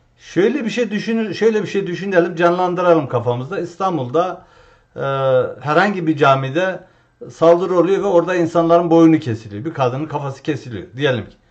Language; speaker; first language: Turkish; non-native, local second language; Zaza